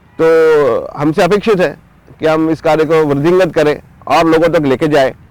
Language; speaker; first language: Hindi; non-native, local second language; Marathi